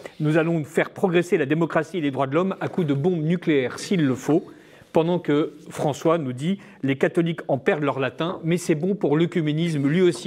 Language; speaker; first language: French; native; French